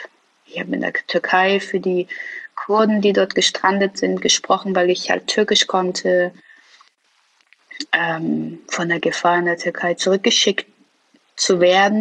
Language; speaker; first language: German; early bilingual, other home language; Persian